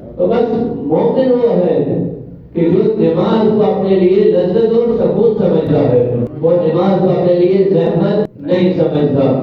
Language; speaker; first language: Urdu; non-native, local second language; Punjabi